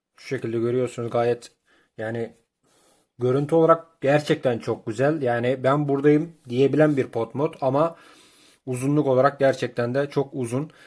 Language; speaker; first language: Turkish; native; Turkish